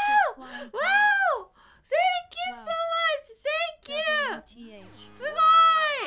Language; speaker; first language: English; non-native, learner; Japanese